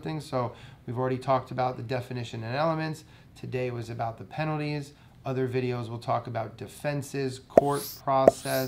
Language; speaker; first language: English; native; English